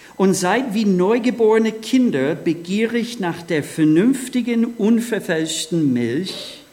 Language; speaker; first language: German; non-native, fluent; English